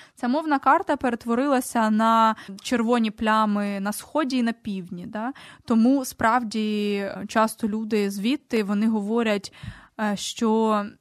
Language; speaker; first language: Ukrainian; native; Ukrainian